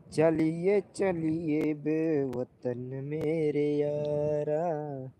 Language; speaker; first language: Hindi; non-native, local second language; Marathi